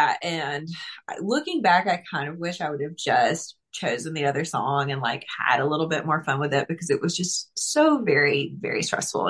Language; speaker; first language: English; native; English